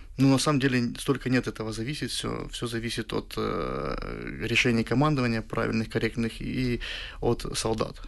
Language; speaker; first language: Russian; native; Russian